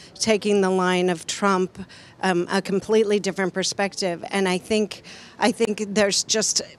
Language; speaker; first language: English; native; English